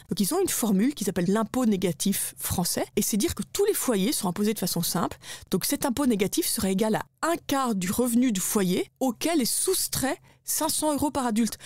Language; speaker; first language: French; native; French